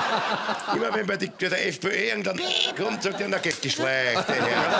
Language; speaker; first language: German; native; German